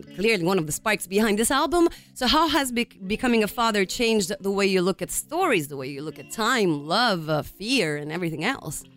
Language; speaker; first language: English; non-native, fluent; Italian